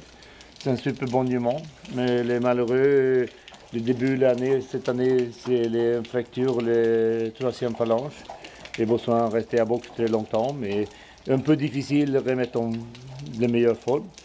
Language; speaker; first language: French; non-native, learner; Swedish